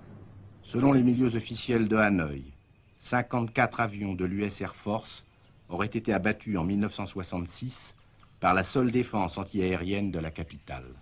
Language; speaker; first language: French; native; French